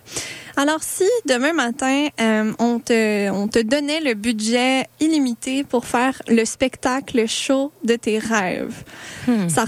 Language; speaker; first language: French; native; French